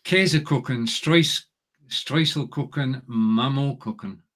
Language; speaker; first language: German; non-native, learner; English